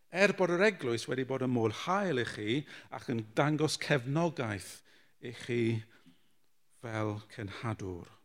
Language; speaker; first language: Welsh; non-native, local second language; English